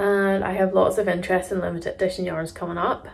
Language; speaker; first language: English; native; English